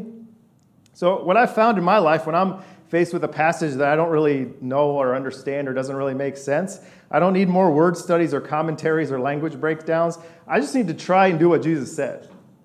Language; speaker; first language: English; native; English